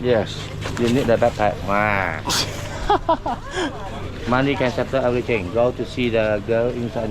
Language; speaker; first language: English; non-native, local second language; Malay